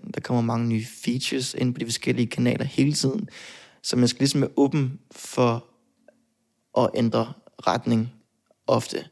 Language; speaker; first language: Danish; native; Danish